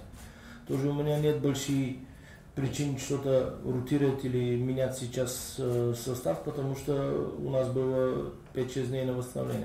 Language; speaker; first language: Russian; non-native, learner; Bulgarian